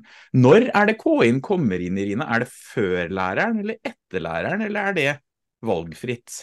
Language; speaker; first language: Norwegian; native; Norwegian